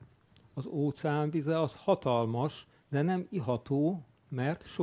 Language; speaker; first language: Hungarian; native; Hungarian